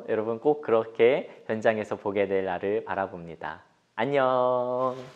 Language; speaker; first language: Korean; native; Korean